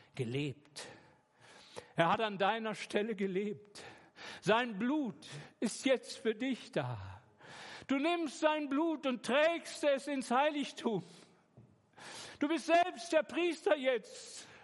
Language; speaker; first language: German; native; German